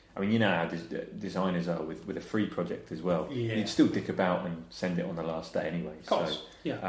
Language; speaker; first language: English; native; English